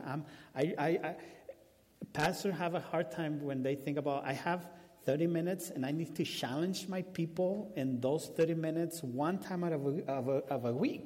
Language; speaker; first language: English; non-native, fluent; Spanish